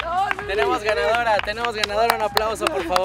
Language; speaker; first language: Spanish; native; Spanish